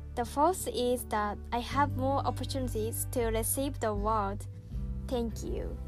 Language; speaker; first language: English; non-native, learner; Japanese